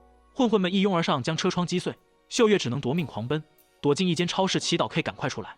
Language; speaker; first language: Chinese; native; Chinese